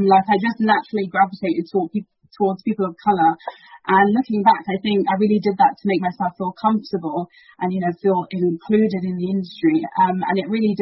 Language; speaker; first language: English; early bilingual, other home language; Persian